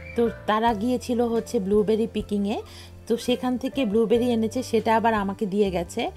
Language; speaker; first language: Bangla; native; Bangla